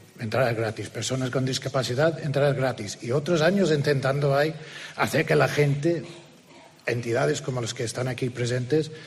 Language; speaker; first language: Spanish; non-native, fluent; English